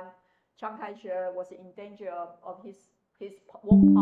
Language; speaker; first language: English; non-native, fluent; Chinese